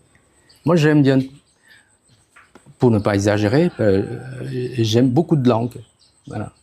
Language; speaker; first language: French; non-native, fluent; Khmer